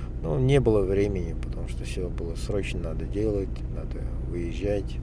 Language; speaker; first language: Russian; non-native, local second language; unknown